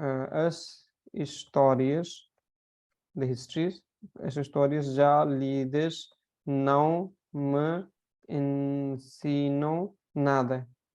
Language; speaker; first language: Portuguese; non-native, fluent; Hindi